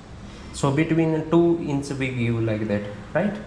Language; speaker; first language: English; non-native, learner; Hindi